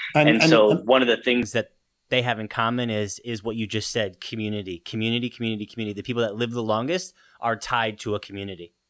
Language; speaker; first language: English; early bilingual, other home language; Italian